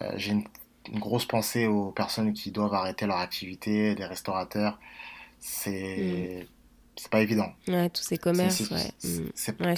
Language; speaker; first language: French; native; French